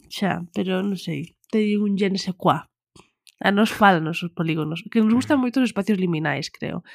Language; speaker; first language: Galician; non-native, local second language; Spanish